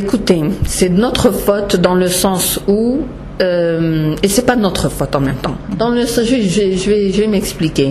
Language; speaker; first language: French; non-native, local second language; Arabic